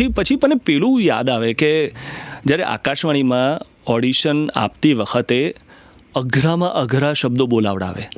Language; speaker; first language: Gujarati; non-native, local second language; Marathi